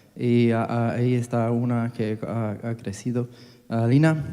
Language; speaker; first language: Spanish; non-native, fluent; English